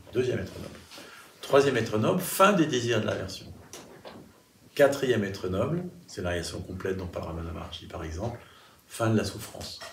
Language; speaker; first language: French; native; French